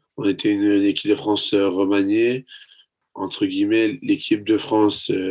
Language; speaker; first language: French; native; French